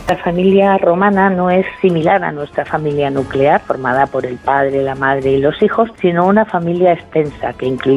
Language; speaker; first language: Spanish; native; Spanish